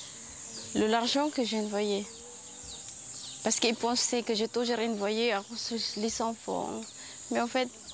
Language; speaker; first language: French; non-native, learner; Filipino